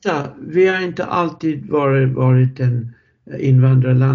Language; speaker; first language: Swedish; non-native, fluent; English